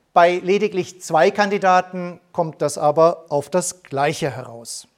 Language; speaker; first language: German; native; German